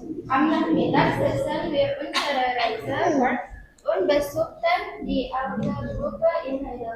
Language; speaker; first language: German; non-native, learner; Indonesian